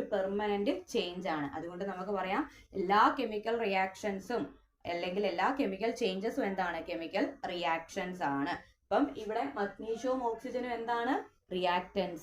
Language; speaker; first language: Malayalam; native; Malayalam